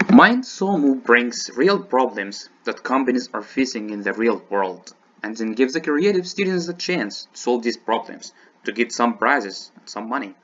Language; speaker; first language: English; non-native, fluent; Arabic